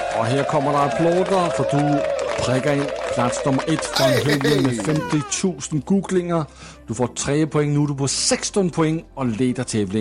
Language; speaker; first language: Swedish; native; Swedish